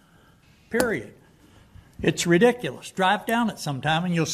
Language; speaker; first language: English; native; English